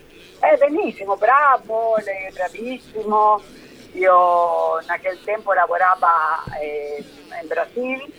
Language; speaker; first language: Italian; early bilingual, heritage; Spanish